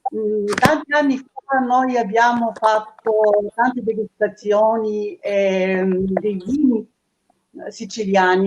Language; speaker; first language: Italian; non-native, fluent; Russian